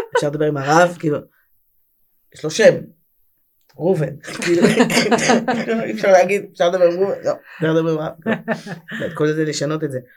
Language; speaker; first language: Hebrew; native; Hebrew